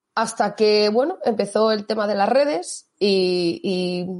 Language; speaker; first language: Spanish; native; Spanish